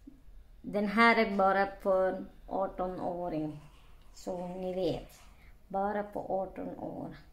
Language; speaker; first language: Swedish; non-native, learner; Filipino